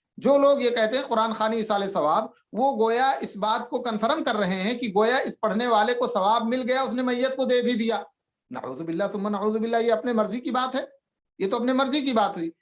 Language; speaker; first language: Urdu; native; Urdu